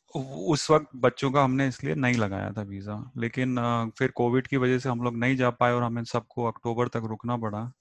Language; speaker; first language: Hindi; native; Hindi